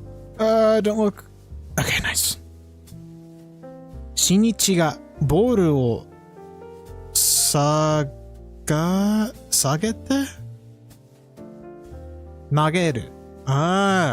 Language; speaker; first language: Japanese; non-native, learner; English